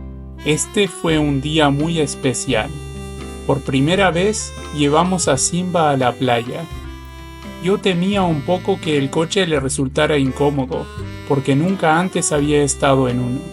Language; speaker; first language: Spanish; native; Spanish